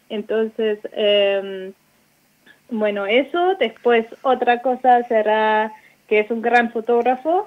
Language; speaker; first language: Spanish; non-native, fluent; German